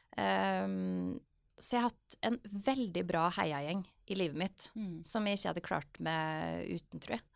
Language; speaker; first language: Norwegian; native; Norwegian